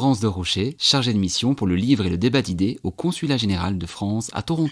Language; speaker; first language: French; native; French